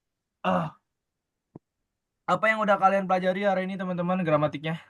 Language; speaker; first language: Indonesian; native; Indonesian